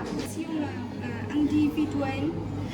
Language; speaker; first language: French; non-native, learner; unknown